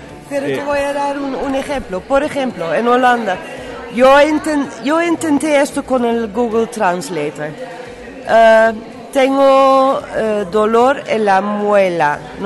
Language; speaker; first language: Spanish; non-native, fluent; Dutch